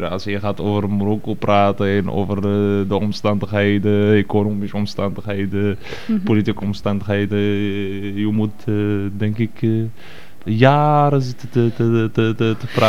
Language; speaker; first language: Dutch; non-native, fluent; Arabic